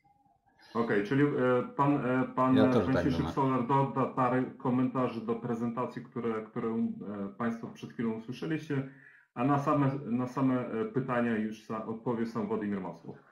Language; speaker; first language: Polish; native; Polish